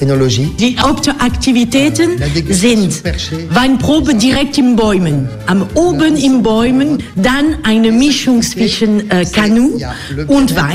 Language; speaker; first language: German; non-native, learner; French